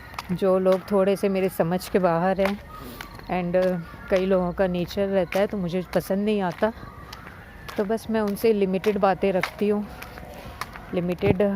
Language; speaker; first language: Hindi; native; Hindi